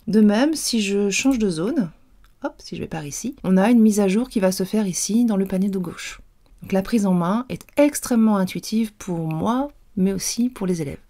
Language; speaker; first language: French; native; French